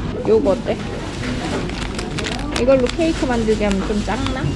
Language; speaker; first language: Korean; native; Korean